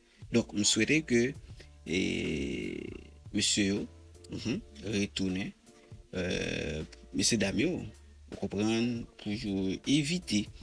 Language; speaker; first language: Haitian Creole; native; Haitian Creole